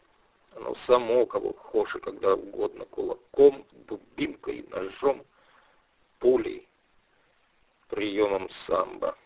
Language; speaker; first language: Russian; native; Russian